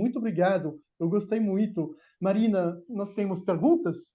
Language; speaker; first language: Portuguese; non-native, fluent; French